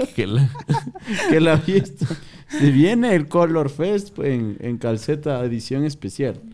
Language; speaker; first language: Spanish; native; Spanish